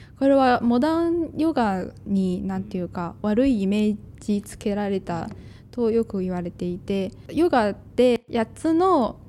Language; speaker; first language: Japanese; non-native, fluent; Chinese